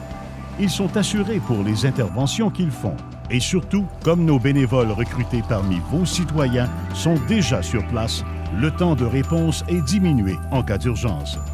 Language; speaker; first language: French; native; French